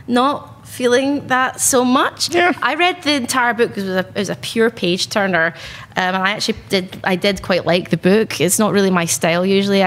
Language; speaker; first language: English; native; English